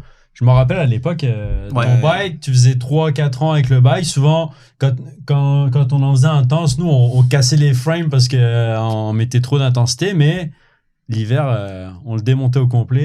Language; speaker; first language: French; native; French